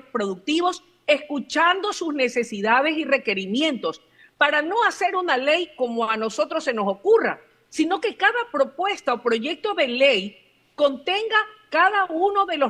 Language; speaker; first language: Spanish; native; Spanish